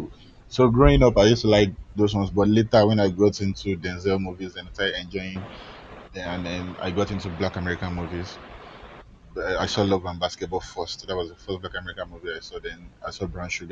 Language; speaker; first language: English; non-native, local second language; Yoruba